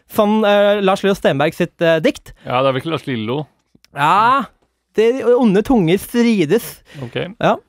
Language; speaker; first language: Norwegian; native; Norwegian